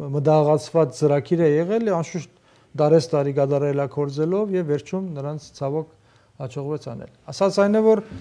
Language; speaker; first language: Armenian; early bilingual, heritage; Armenian